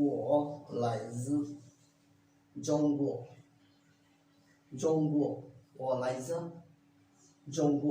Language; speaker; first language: Chinese; non-native, learner; Bangla